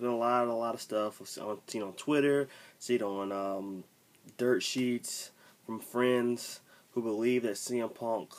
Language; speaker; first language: English; native; English